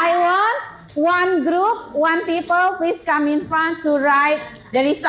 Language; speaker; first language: English; non-native, learner; Indonesian